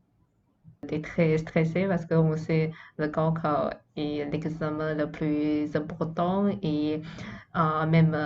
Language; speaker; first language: French; non-native, fluent; Chinese